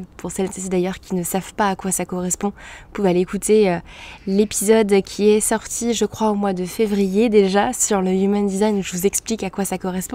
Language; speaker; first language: French; native; French